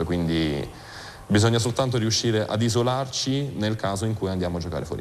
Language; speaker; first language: Italian; native; Italian